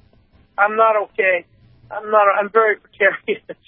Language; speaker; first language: English; native; English